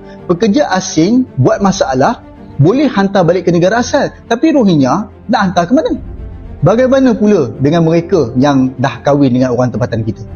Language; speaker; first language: Malay; native; Malay